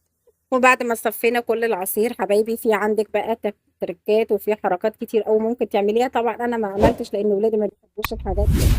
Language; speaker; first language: Arabic; native; Arabic